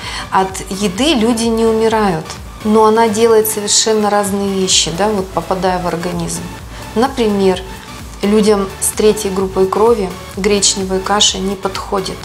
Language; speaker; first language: Russian; native; Russian